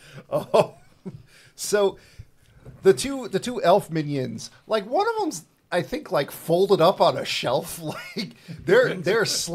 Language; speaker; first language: English; native; English